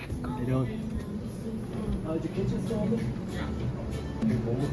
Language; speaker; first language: Korean; non-native, learner; English